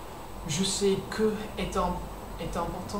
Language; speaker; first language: French; non-native, learner; English